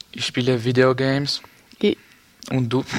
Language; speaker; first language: German; non-native, learner; French